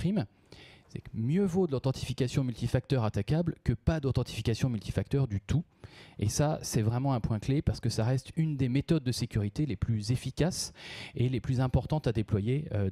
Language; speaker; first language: French; native; French